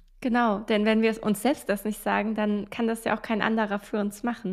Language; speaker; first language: German; native; German